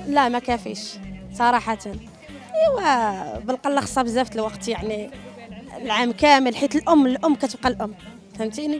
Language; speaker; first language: Arabic; native; Arabic